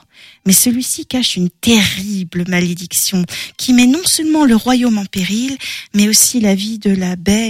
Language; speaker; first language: French; native; French